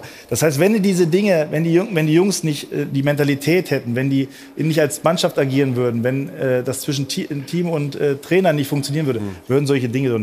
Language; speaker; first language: German; native; German